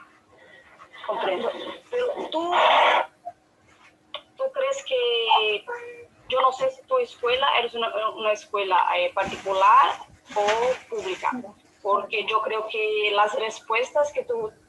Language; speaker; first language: Spanish; non-native, fluent; Portuguese